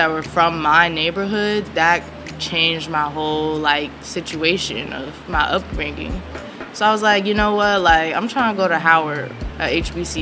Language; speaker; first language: English; native; English